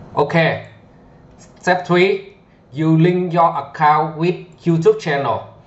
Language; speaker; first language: English; non-native, learner; Vietnamese